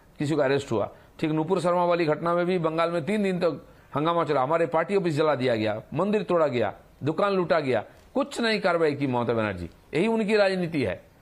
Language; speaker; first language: Hindi; non-native, local second language; Bangla